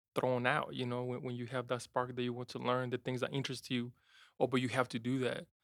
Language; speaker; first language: English; non-native, fluent; Spanish